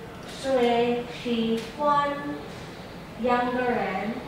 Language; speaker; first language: Chinese; non-native, learner; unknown